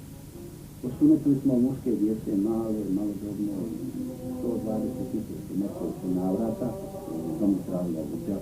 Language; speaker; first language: Bosnian; native; Bosnian